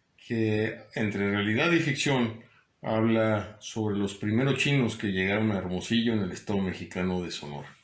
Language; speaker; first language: Spanish; native; Spanish